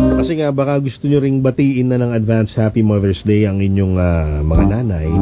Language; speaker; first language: Filipino; native; Filipino